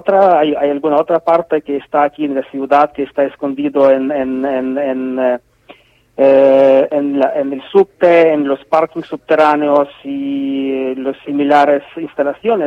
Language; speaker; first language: Spanish; non-native, fluent; Ukrainian